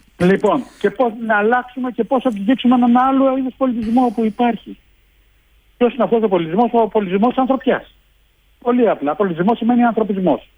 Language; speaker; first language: Greek; early bilingual, heritage; Greek